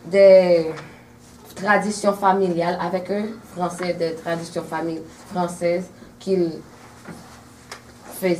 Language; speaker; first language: French; non-native, fluent; English